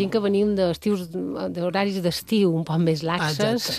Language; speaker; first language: Catalan; native; Catalan